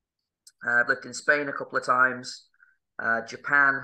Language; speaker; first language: English; native; English